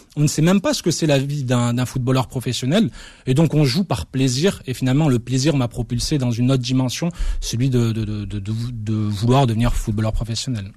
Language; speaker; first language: French; early bilingual, other home language; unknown